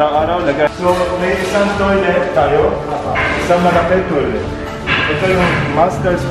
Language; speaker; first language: Filipino; non-native, learner; Arabic